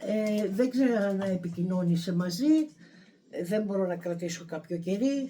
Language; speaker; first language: Greek; native; Greek